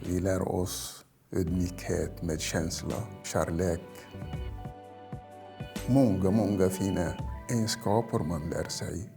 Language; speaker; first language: Swedish; non-native, fluent; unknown